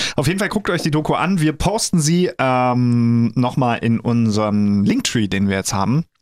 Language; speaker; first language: German; native; German